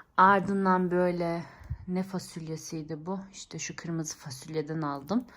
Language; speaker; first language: Turkish; early bilingual, heritage; Turkish